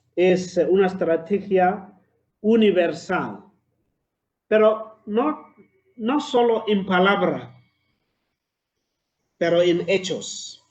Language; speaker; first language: Spanish; non-native, fluent; Southern Sotho